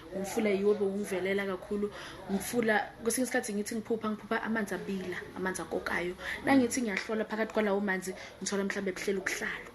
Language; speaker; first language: Zulu; native; Zulu